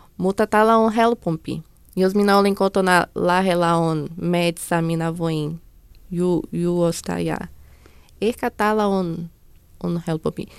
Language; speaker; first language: Finnish; non-native, learner; Portuguese